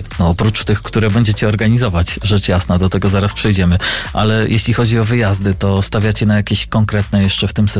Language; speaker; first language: Polish; native; Polish